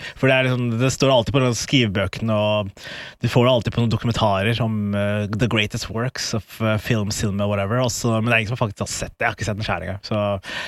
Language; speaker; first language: Norwegian; early bilingual, other home language; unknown